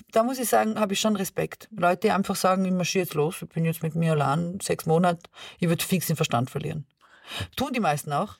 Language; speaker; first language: German; early bilingual, other home language; Serbian